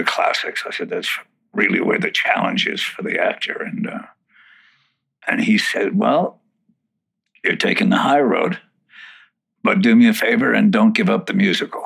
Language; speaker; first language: English; native; English